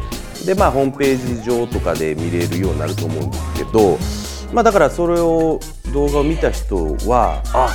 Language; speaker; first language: Japanese; native; Japanese